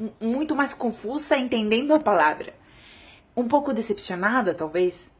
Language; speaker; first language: Portuguese; non-native, fluent; Spanish